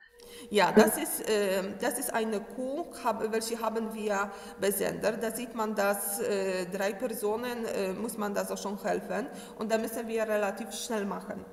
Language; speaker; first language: German; non-native, learner; Polish